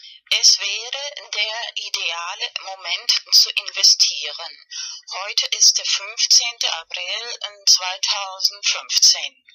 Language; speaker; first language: German; non-native, fluent; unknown